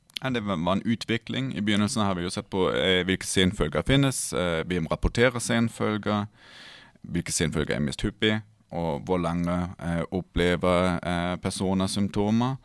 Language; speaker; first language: Norwegian; non-native, fluent; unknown